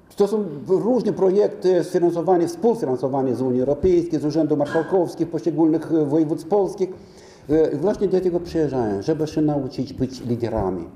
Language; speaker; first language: Polish; non-native, fluent; Romanian